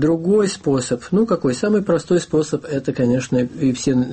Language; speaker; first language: Russian; native; Russian